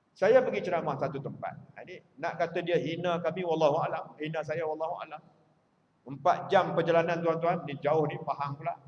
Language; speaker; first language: Malay; native; Malay